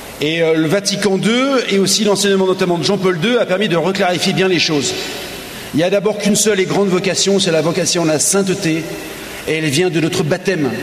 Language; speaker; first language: French; native; French